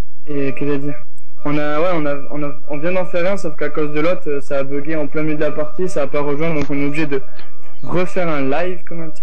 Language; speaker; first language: French; native; French